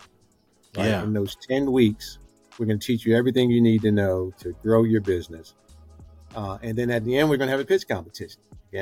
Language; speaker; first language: English; native; English